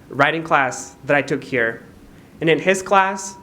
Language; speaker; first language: English; non-native, fluent; Spanish